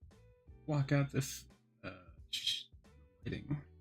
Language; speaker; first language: English; native; English